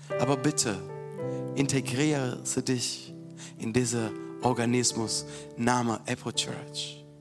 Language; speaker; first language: German; non-native, fluent; Italian